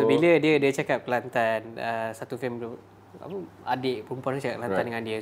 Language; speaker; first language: Malay; native; Malay